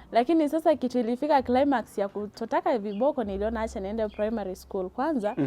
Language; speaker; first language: Swahili; non-native, local second language; Gusii